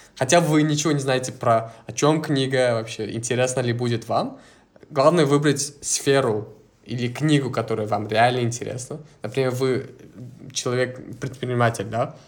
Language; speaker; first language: Russian; non-native, local second language; Uzbek